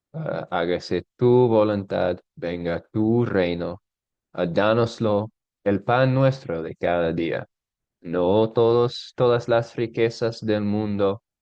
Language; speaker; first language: Spanish; non-native, fluent; English